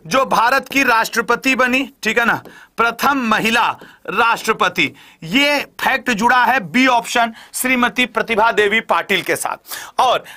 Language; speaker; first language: Hindi; native; Hindi